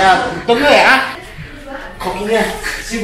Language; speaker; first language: Indonesian; non-native, fluent; Japanese